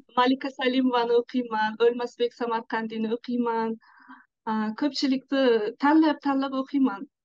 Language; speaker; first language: Uzbek; non-native, local second language; Tajik